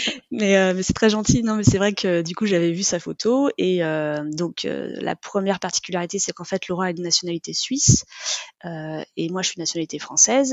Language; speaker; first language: French; native; French